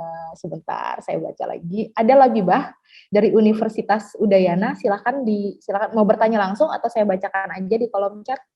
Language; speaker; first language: Indonesian; native; Indonesian